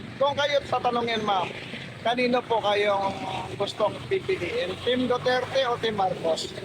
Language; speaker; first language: Filipino; native; Filipino